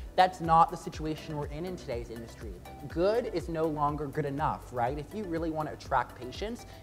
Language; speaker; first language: English; native; English